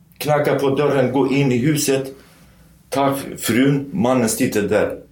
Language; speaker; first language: Swedish; non-native, fluent; Kurdish